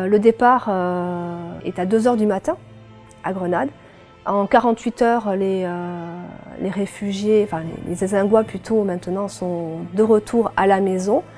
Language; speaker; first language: French; native; French